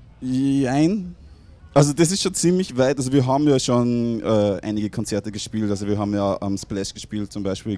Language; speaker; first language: German; native; German